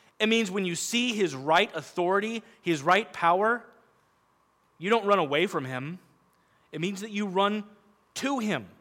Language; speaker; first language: English; native; English